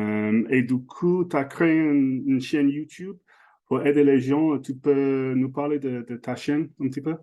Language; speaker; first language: French; non-native, fluent; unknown